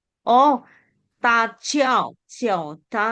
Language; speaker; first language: Chinese; non-native, learner; Indonesian